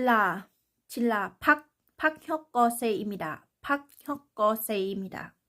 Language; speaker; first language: Korean; non-native, learner; Thai